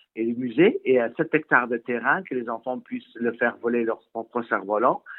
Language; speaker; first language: French; non-native, fluent; Persian